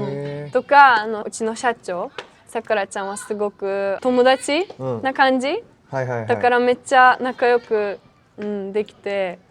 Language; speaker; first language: Japanese; non-native, fluent; Slovak